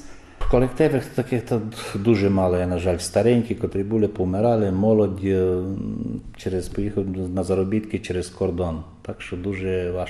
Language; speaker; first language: Ukrainian; early bilingual, heritage; Ukrainian